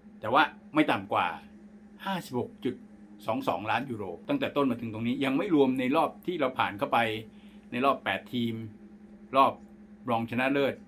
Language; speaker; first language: Thai; native; Thai